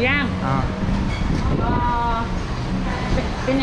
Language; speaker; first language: Thai; native; Thai